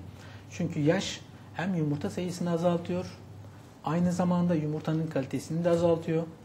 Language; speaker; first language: Turkish; native; Turkish